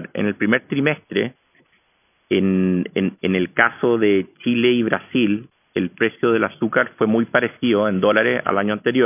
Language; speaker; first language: Spanish; native; Spanish